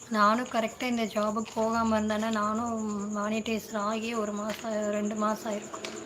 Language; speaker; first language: Tamil; non-native, local second language; Kannada